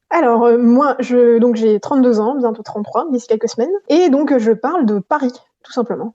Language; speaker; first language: French; non-native, local second language; Gujarati